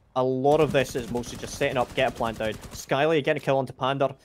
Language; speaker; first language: English; native; English